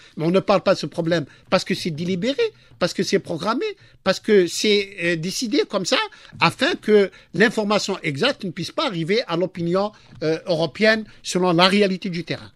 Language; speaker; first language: French; non-native, local second language; Arabic